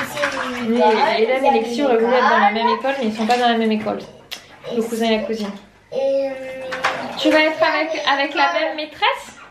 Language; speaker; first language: French; native; French